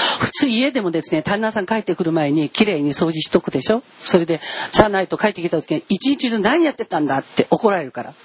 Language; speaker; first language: Japanese; non-native, fluent; Korean